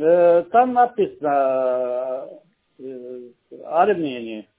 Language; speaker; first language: Russian; non-native, local second language; Armenian